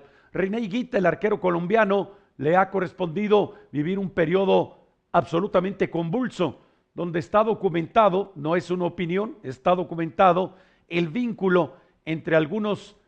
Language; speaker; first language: Spanish; native; Spanish